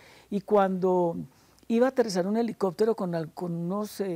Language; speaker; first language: Spanish; native; Spanish